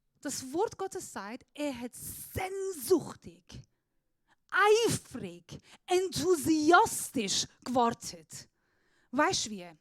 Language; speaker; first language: German; non-native, fluent; Persian